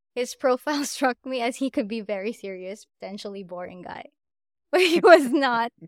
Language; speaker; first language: English; non-native, local second language; Filipino